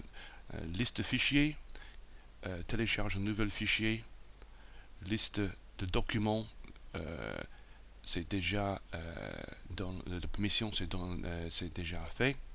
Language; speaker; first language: French; non-native, learner; English